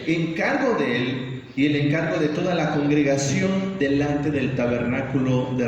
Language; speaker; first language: Spanish; native; Spanish